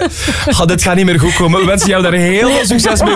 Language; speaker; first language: Dutch; native; Dutch